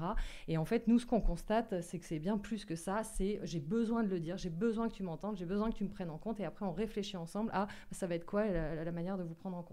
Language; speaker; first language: French; native; French